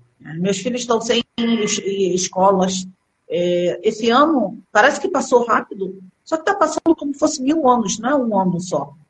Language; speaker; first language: Portuguese; early bilingual, other home language; Arabic